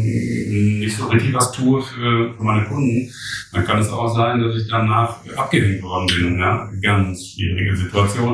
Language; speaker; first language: German; native; German